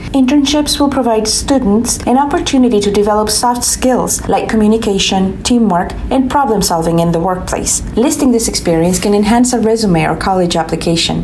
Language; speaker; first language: English; native; English